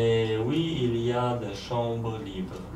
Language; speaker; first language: French; non-native, learner; Polish